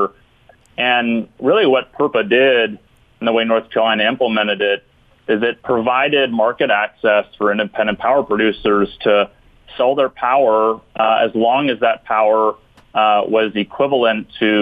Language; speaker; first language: English; native; English